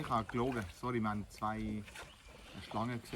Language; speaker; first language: German; early bilingual, other home language; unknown